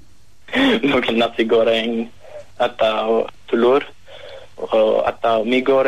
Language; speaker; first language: Indonesian; non-native, learner; English